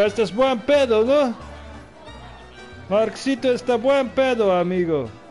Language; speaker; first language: Spanish; non-native, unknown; Dutch